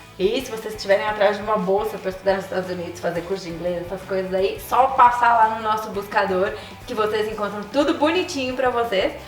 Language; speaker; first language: Portuguese; native; Portuguese